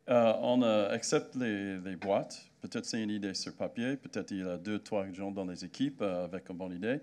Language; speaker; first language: French; non-native, fluent; English